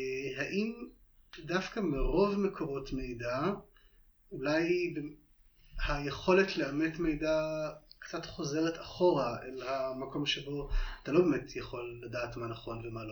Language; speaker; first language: Hebrew; native; Hebrew